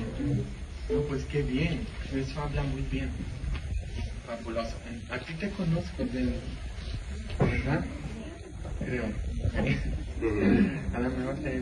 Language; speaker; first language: Spanish; non-native, fluent; English